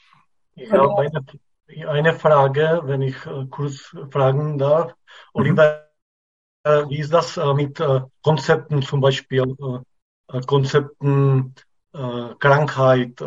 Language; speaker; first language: German; non-native, fluent; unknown